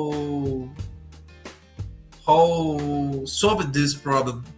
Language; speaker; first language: English; non-native, learner; Portuguese